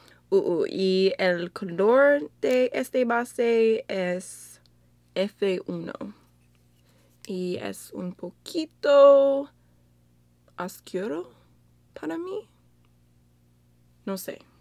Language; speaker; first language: Spanish; non-native, learner; English